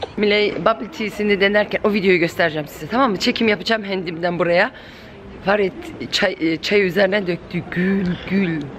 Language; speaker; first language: Turkish; early bilingual, heritage; Turkish